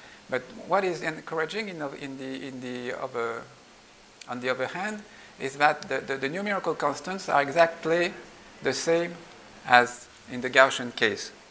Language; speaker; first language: English; non-native, fluent; French